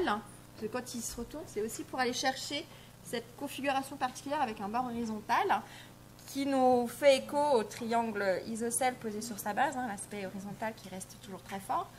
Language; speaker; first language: French; native; French